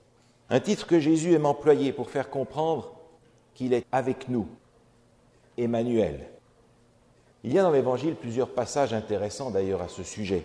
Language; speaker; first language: French; native; French